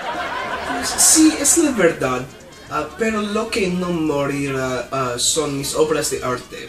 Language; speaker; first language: Spanish; non-native, learner; English